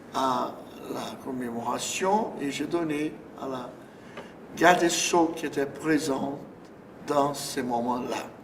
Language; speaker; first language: French; non-native, fluent; Portuguese